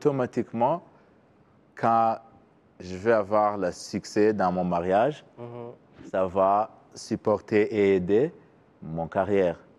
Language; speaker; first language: French; non-native, learner; Kinyarwanda